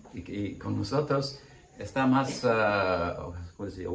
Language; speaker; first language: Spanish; non-native, learner; English